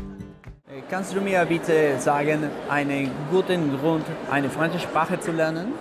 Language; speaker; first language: German; non-native, learner; Spanish